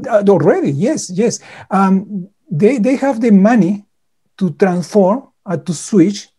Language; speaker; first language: English; non-native, fluent; Spanish